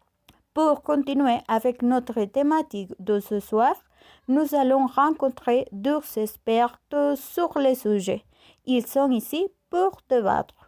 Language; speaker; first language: French; non-native, learner; Spanish